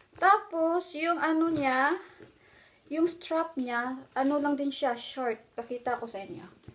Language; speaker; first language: Filipino; non-native, local second language; Cebuano